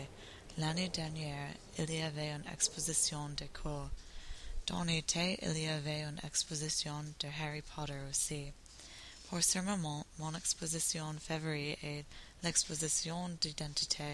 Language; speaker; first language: French; non-native, learner; English